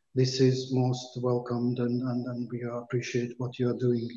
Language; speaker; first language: English; non-native, fluent; Latvian